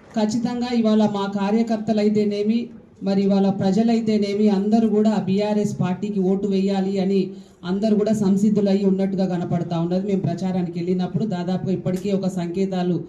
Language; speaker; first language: Telugu; native; Telugu